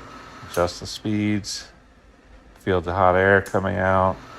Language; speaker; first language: English; native; English